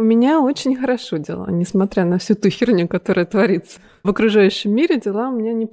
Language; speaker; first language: Russian; native; Russian